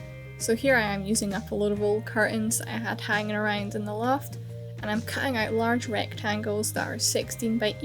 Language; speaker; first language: English; native; English